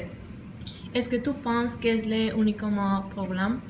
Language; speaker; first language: French; non-native, learner; Spanish